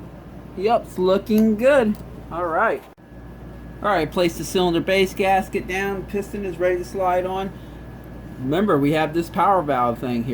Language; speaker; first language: English; native; English